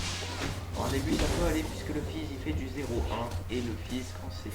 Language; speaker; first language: French; native; French